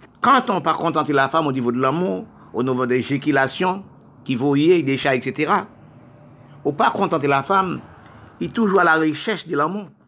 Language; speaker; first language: French; non-native, local second language; Haitian Creole